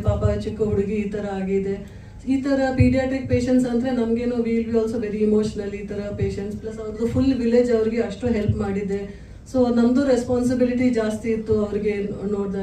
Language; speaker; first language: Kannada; non-native, fluent; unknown